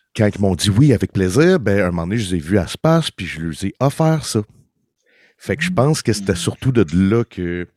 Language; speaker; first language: French; early bilingual, heritage; French